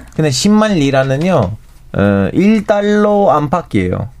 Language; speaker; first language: Korean; non-native, fluent; Turkish